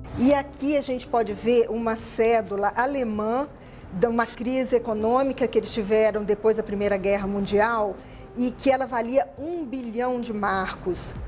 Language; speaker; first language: Portuguese; native; Portuguese